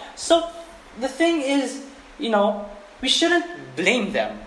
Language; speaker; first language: English; non-native, local second language; Filipino